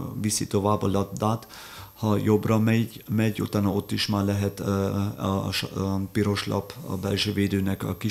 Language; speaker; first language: Hungarian; non-native, fluent; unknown